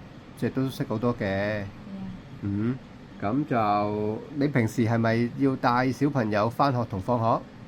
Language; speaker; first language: Cantonese; native; Cantonese